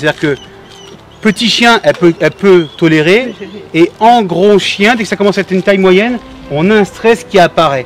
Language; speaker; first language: French; native; French